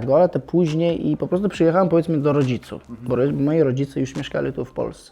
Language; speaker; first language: Polish; non-native, fluent; Chechen